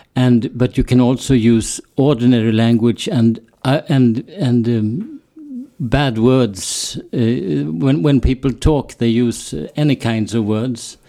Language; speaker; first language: English; non-native, fluent; Swedish